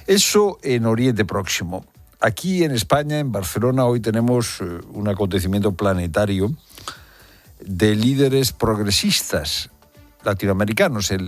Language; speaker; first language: Spanish; native; Spanish